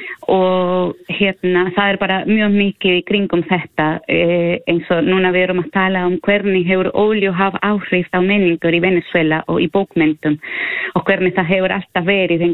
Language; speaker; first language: Icelandic; non-native, fluent; Spanish